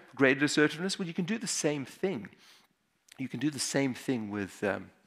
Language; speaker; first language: English; native; English